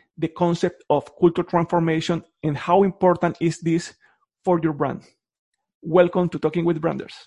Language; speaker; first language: English; non-native, fluent; Spanish